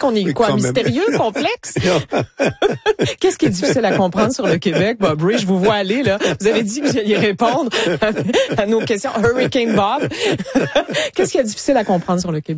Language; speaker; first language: French; native; French